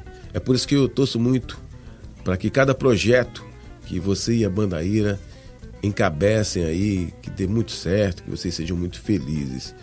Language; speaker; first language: Portuguese; native; Portuguese